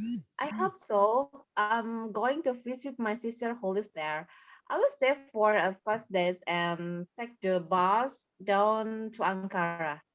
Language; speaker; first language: English; non-native, learner; Indonesian